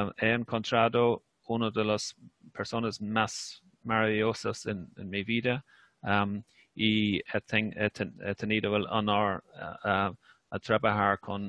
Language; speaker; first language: Spanish; non-native, fluent; English